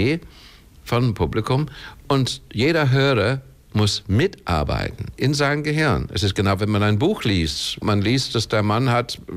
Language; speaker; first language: German; non-native, fluent; English